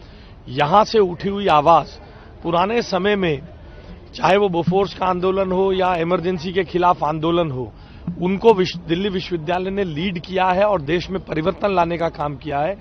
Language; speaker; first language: Hindi; native; Hindi